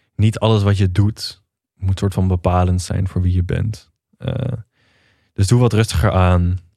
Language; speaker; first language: Dutch; native; Dutch